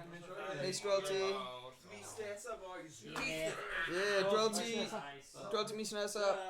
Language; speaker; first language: Welsh; native; Welsh